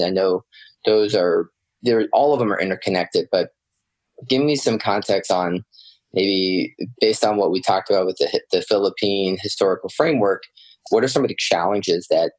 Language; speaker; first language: English; native; English